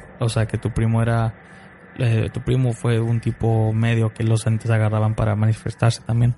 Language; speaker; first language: Spanish; early bilingual, heritage; Spanish